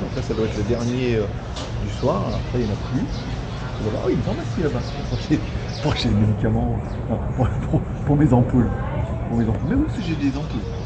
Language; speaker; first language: French; native; French